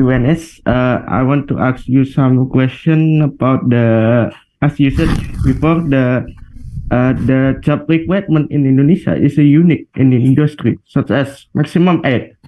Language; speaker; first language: English; non-native, learner; Indonesian